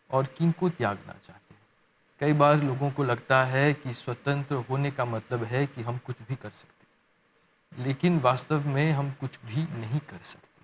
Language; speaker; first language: Hindi; non-native, local second language; Morisyen